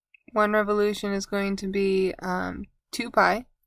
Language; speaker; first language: English; native; English